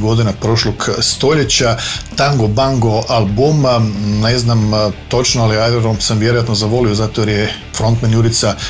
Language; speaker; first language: Croatian; native; Croatian